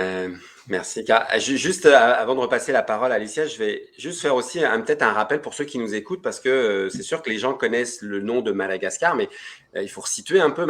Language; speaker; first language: French; native; French